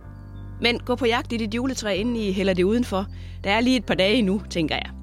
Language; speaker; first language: Danish; native; Danish